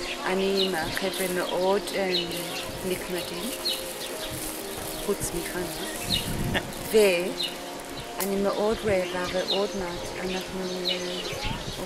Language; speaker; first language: Hebrew; non-native, learner; English